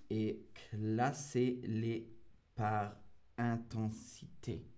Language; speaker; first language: French; non-native, learner; English